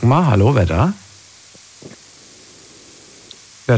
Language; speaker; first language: German; native; German